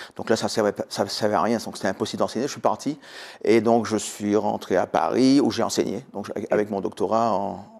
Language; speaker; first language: French; native; French